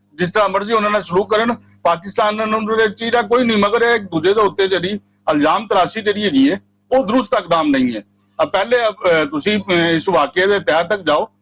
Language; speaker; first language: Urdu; non-native, local second language; Punjabi